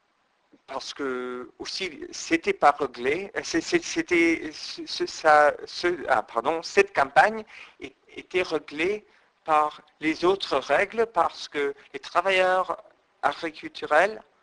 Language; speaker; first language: French; non-native, fluent; English